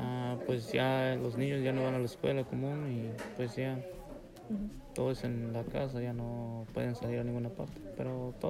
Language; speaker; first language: Spanish; native; Spanish